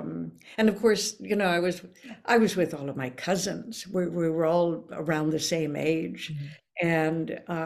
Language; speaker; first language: English; early bilingual, other home language; Norwegian